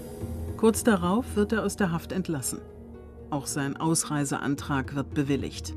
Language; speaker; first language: German; native; German